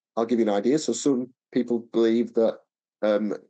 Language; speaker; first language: English; native; English